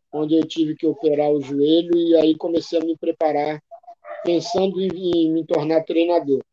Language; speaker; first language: Portuguese; native; Portuguese